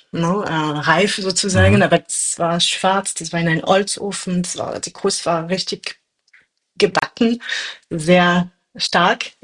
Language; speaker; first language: German; non-native, fluent; French